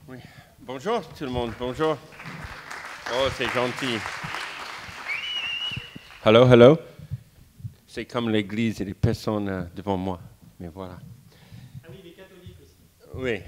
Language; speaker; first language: French; non-native, fluent; English